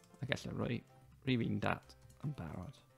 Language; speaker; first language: Welsh; native; Welsh